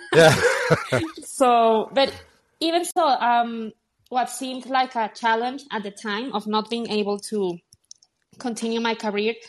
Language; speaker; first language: English; non-native, fluent; Spanish